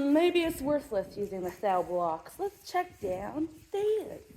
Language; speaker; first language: English; native; English